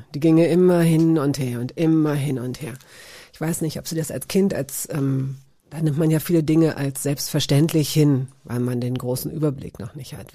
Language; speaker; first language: German; native; German